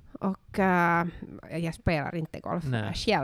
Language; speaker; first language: Swedish; non-native, local second language; Finnish